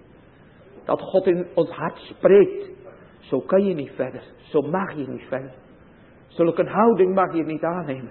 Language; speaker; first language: Dutch; native; Dutch